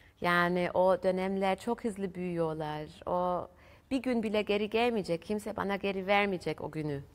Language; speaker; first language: Turkish; early bilingual, heritage; German